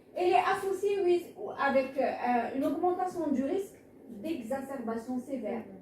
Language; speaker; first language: French; non-native, local second language; Arabic